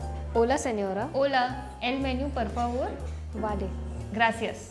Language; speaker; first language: Spanish; non-native, learner; Hindi